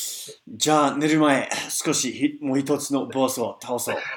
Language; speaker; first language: Japanese; non-native, fluent; English